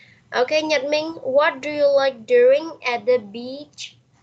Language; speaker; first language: English; non-native, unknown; Vietnamese